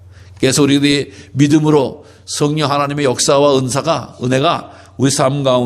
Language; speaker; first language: Korean; native; Korean